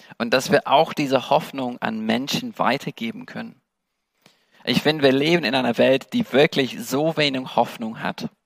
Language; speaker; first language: German; non-native, fluent; English